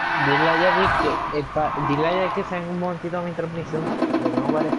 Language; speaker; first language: Spanish; native; Spanish